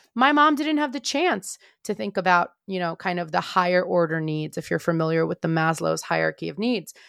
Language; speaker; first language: English; non-native, fluent; Romanian